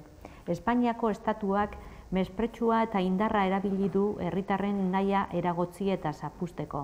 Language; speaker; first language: Basque; native; Basque